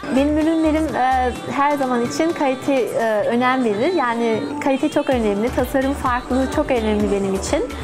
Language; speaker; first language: Turkish; early bilingual, heritage; Turkish